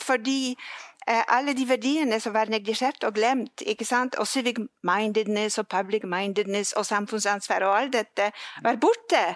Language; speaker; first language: Norwegian; non-native, fluent; Polish